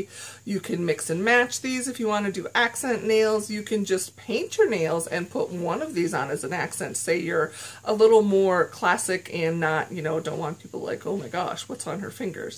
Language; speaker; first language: English; native; English